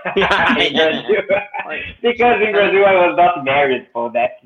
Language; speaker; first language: English; non-native, learner; Portuguese